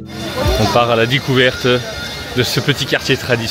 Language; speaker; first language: French; native; French